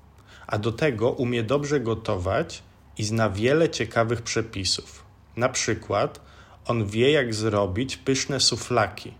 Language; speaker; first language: Polish; non-native, fluent; Czech